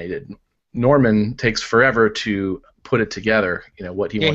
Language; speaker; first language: English; native; English